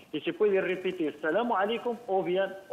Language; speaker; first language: Spanish; non-native, learner; Arabic